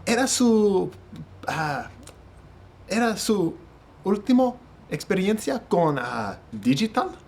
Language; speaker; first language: Spanish; non-native, learner; English